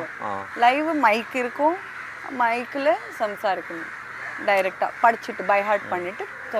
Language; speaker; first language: Tamil; non-native, fluent; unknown